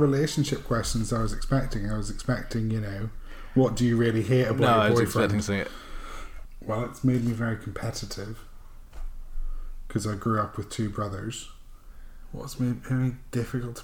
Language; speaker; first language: English; native; English